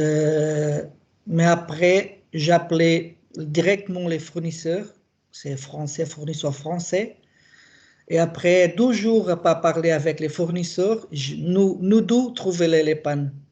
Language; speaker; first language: French; non-native, learner; Portuguese